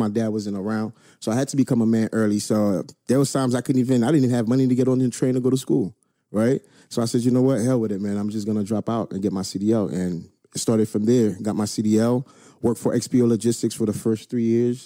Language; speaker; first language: English; non-native, fluent; Haitian Creole